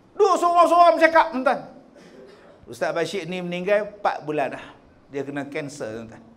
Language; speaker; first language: Malay; native; Malay